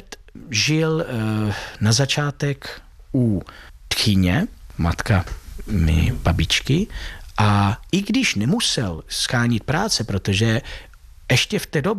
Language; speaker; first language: Czech; non-native, fluent; Italian